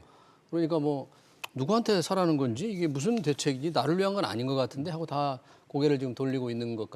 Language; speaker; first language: Korean; native; Korean